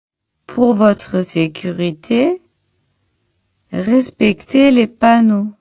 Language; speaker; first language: French; non-native, local second language; Arabic